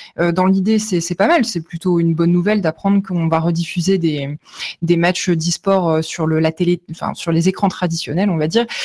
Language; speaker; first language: French; native; French